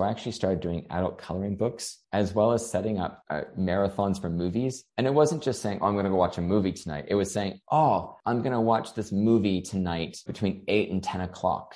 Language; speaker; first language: English; native; English